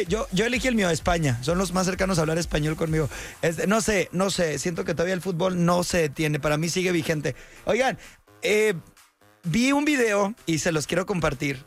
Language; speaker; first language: Spanish; native; Spanish